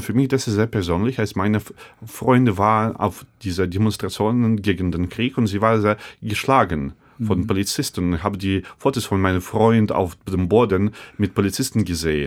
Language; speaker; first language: German; non-native, fluent; Russian